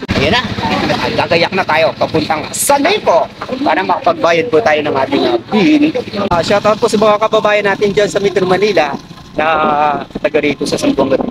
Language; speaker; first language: Filipino; non-native, local second language; Cebuano